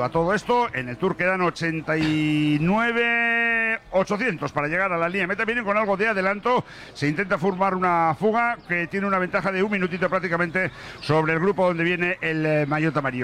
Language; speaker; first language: Spanish; native; Spanish